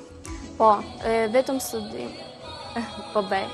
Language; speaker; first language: Albanian; early bilingual, heritage; Albanian